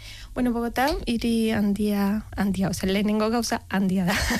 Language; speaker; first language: Basque; non-native, fluent; Spanish